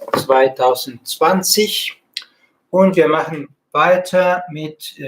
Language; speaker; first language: German; non-native, fluent; Spanish